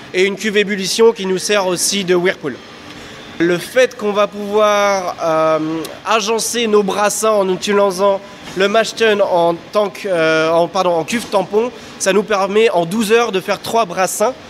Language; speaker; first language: French; native; French